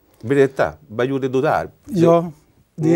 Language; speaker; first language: Swedish; non-native, learner; Spanish